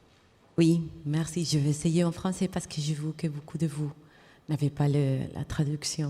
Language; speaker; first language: French; non-native, fluent; Spanish